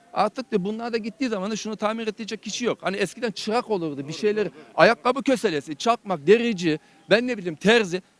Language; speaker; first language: Turkish; early bilingual, heritage; Turkish